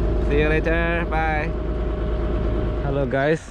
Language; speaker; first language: English; non-native, learner; Chinese